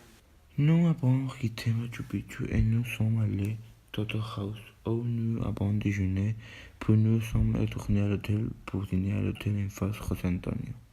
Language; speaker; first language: French; non-native, learner; Spanish